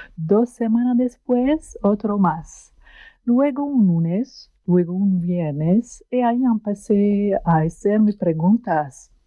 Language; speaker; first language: Spanish; non-native, fluent; French